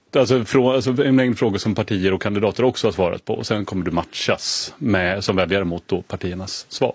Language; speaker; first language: Swedish; native; Swedish